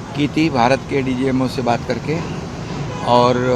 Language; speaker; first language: Hindi; non-native, local second language; Marathi